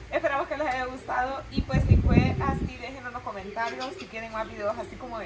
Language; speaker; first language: Spanish; native; Spanish